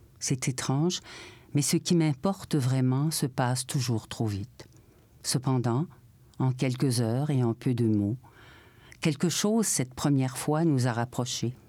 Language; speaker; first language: French; native; French